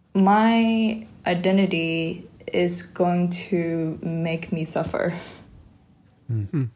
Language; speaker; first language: English; non-native, fluent; Vietnamese